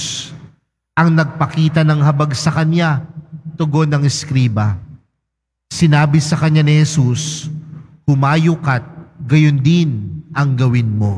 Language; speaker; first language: Filipino; native; Filipino